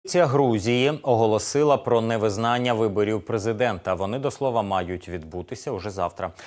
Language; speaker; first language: Ukrainian; native; Ukrainian